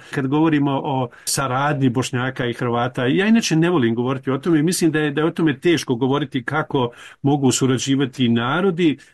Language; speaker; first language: Croatian; native; Croatian